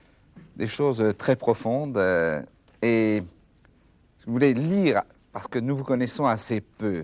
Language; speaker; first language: French; native; French